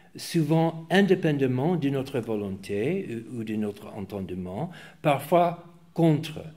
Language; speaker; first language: French; non-native, fluent; English